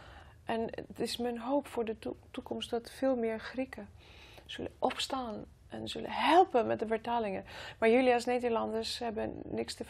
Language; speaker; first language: Dutch; non-native, fluent; Greek